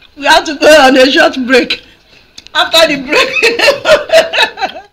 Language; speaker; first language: English; non-native, local second language; Yoruba